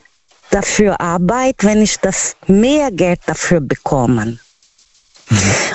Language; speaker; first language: German; non-native, learner; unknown